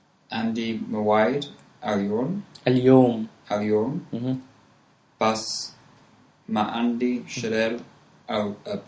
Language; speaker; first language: Arabic; non-native, learner; English